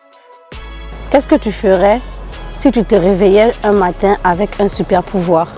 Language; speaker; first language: French; non-native, local second language; Fula